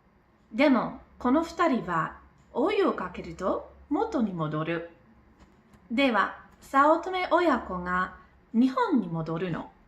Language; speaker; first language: Japanese; non-native, learner; English